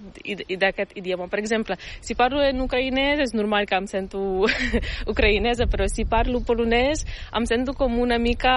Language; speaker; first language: Catalan; non-native, fluent; Ukrainian